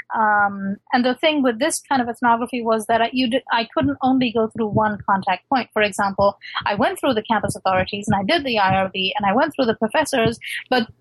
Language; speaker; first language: English; non-native, local second language; Urdu